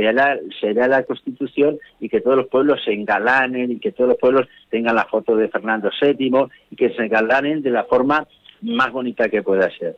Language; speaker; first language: Spanish; native; Spanish